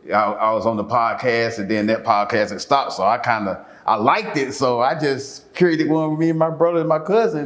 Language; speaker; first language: English; native; English